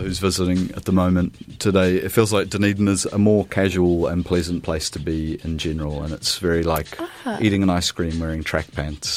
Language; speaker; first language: English; native; English